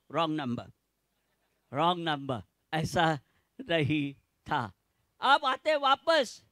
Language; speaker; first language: Hindi; non-native, local second language; Gujarati